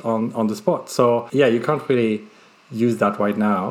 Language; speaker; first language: English; non-native, fluent; French